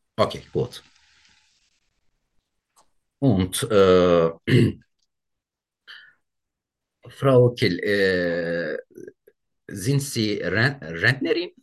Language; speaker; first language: German; non-native, learner; Turkish